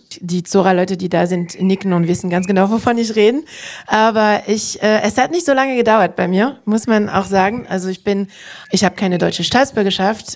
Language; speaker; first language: German; non-native, fluent; French